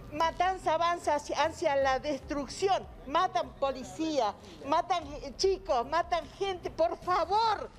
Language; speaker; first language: Spanish; native; Spanish